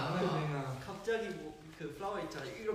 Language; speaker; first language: Chinese; native; Chinese